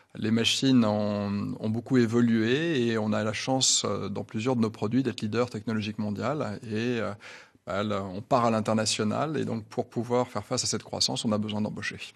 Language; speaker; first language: French; native; French